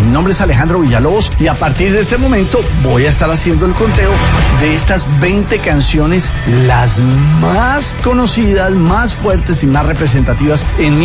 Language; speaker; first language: Spanish; native; Spanish